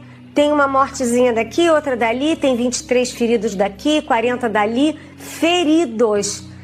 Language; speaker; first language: Portuguese; native; Portuguese